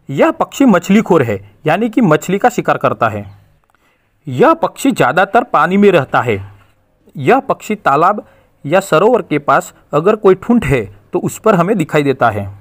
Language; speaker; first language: Hindi; non-native, local second language; Gujarati